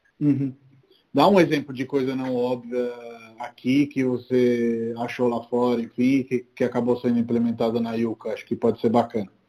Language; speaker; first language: Portuguese; non-native, fluent; Italian